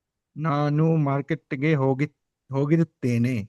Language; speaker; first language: Kannada; non-native, learner; English